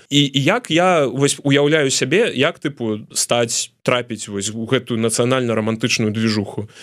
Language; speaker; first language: Belarusian; non-native, local second language; Russian